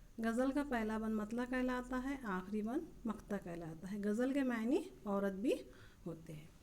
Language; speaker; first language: Urdu; native; Urdu